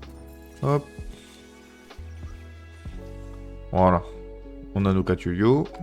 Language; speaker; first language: French; native; French